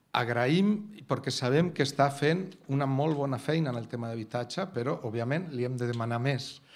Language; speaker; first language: Catalan; non-native, local second language; Spanish